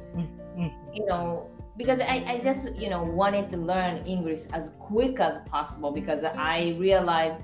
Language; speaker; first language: English; non-native, fluent; Japanese